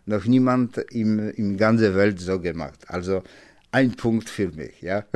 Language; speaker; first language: German; non-native, learner; Polish